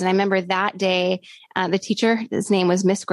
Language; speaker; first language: English; native; English